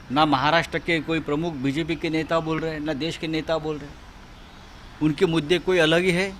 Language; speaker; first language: Hindi; non-native, local second language; Marathi